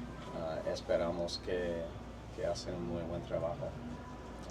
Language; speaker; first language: Spanish; non-native, fluent; English